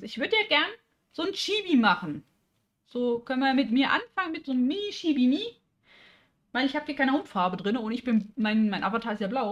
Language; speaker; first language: German; native; German